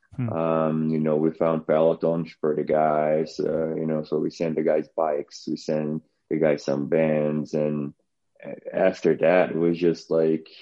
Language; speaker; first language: English; non-native, fluent; Portuguese